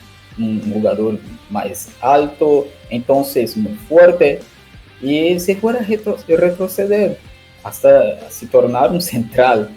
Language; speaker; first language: Spanish; non-native, learner; Portuguese